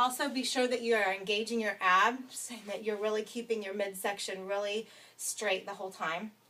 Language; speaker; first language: English; native; English